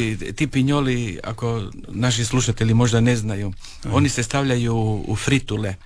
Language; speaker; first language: Serbian; native; Serbian